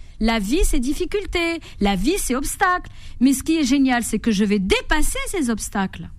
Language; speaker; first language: French; native; French